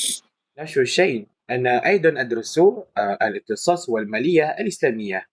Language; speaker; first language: Arabic; non-native, learner; Malay